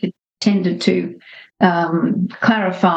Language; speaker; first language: English; native; English